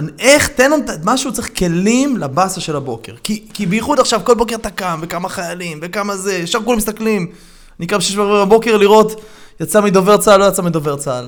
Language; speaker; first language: Hebrew; native; Hebrew